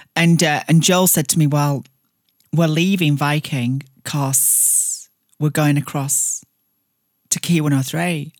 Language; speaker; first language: English; native; English